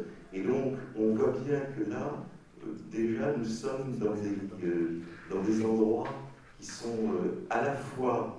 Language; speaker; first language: French; native; French